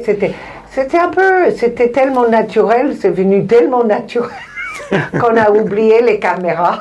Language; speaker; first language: French; non-native, fluent; Spanish